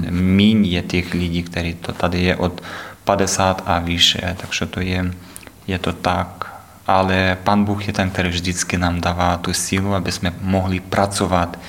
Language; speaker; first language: Czech; non-native, learner; Ukrainian